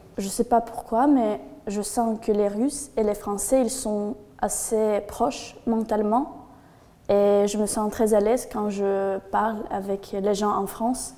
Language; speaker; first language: French; non-native, learner; Russian